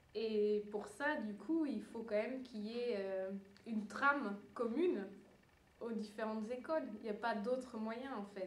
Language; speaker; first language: French; early bilingual, other home language; Dutch